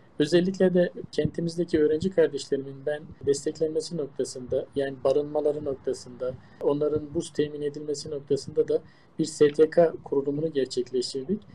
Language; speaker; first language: Turkish; native; Turkish